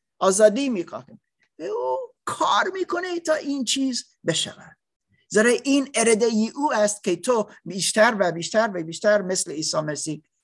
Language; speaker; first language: Persian; non-native, learner; English